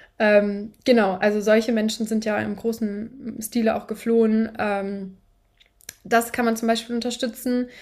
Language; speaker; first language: German; native; German